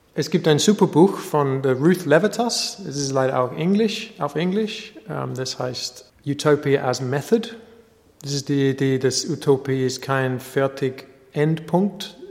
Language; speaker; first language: German; non-native, fluent; English